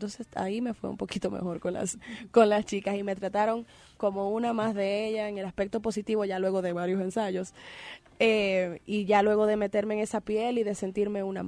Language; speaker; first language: Spanish; native; Spanish